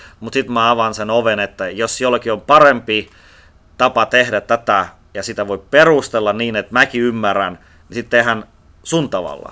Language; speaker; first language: Finnish; non-native, fluent; Russian